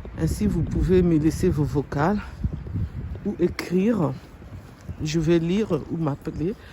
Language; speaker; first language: French; non-native, local second language; Lingala